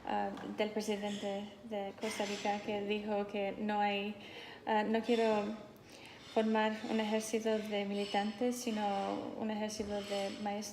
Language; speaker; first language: Spanish; non-native, fluent; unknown